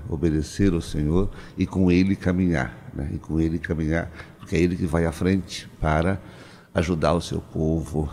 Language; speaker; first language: Portuguese; native; Portuguese